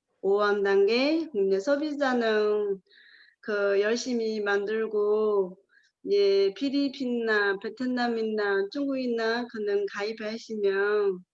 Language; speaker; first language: Korean; non-native, learner; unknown